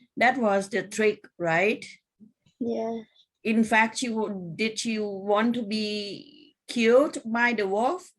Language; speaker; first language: English; non-native, fluent; Thai